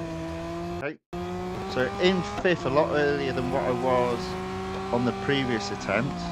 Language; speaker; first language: English; native; English